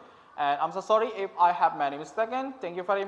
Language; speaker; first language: English; non-native, learner; Indonesian